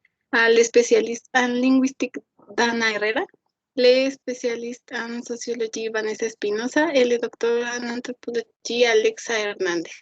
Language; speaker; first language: French; non-native, learner; Spanish